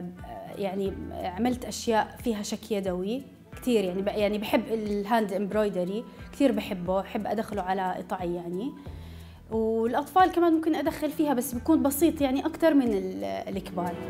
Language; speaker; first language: Arabic; native; Arabic